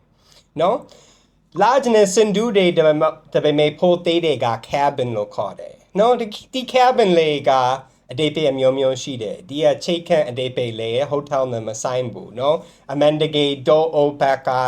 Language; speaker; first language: Burmese; non-native, fluent; English